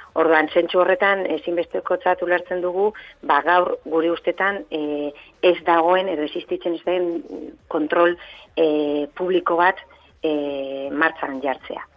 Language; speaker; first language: Basque; native; Basque